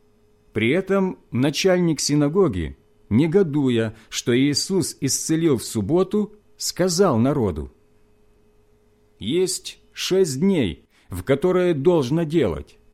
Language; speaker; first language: Russian; native; Russian